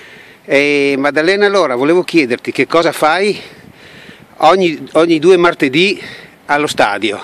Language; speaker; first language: Italian; native; Italian